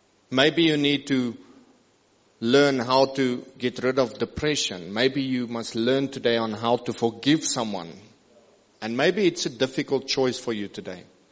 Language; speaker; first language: English; non-native, local second language; Afrikaans